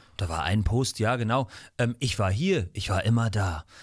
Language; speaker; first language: German; non-native, fluent; English